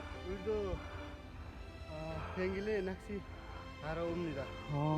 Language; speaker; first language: Korean; non-native, learner; Nepali